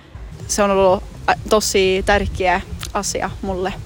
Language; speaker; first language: Finnish; non-native, local second language; Swedish